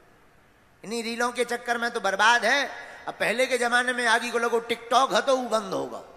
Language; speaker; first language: Hindi; native; Hindi